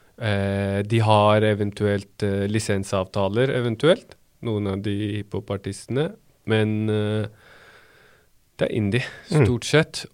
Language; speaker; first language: Norwegian; early bilingual, other home language; Baluchi